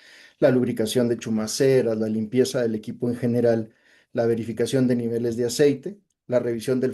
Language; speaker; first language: Spanish; native; Spanish